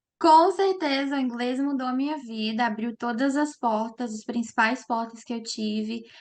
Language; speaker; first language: Portuguese; native; Portuguese